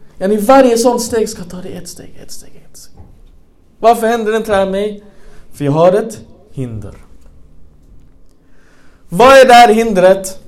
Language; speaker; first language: Swedish; non-native, fluent; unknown